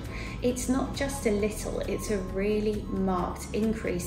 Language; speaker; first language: English; native; English